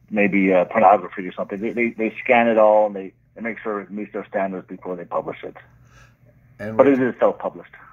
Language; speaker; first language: English; native; English